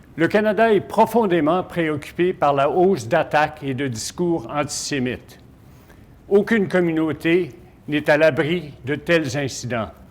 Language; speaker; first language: French; non-native, local second language; English